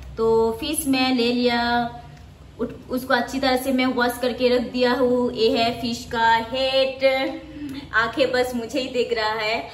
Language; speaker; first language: Hindi; non-native, local second language; Bangla